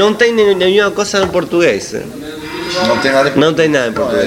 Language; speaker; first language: Portuguese; non-native, learner; Spanish